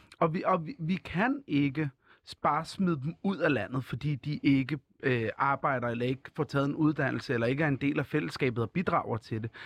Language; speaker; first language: Danish; early bilingual, other home language; Arabic